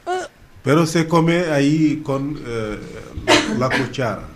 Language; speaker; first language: Spanish; non-native, fluent; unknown